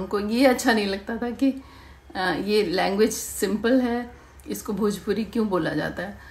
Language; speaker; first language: Hindi; native; Hindi